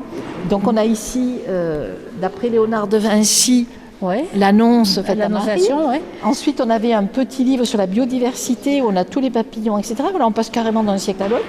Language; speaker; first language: French; native; French